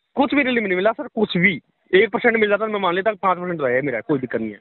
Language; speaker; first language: Hindi; native; Hindi